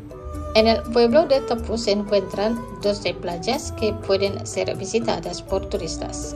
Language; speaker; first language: Spanish; non-native, fluent; Indonesian